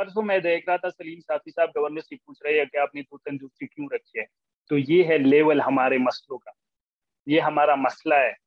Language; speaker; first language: Urdu; non-native, local second language; Pashto